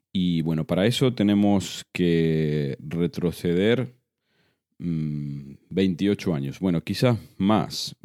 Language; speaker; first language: Spanish; native; Spanish